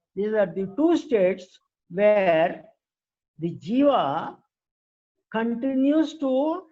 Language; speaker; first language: English; non-native, local second language; Telugu